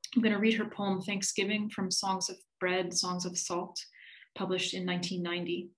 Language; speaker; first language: English; native; English